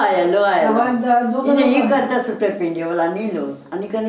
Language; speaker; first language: Hebrew; non-native, learner; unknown